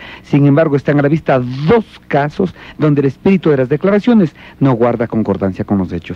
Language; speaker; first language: Spanish; native; Spanish